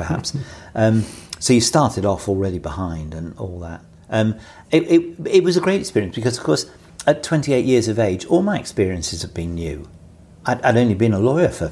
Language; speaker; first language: English; native; English